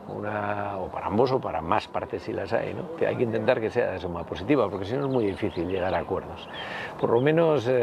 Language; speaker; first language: Spanish; native; Spanish